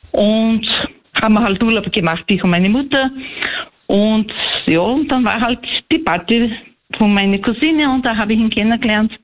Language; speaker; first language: German; early bilingual, heritage; Portuguese